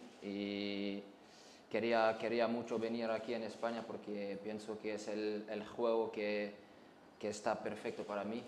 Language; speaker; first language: Spanish; non-native, fluent; French